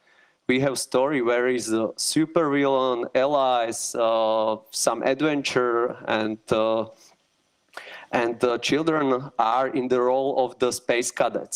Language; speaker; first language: English; non-native, learner; Slovak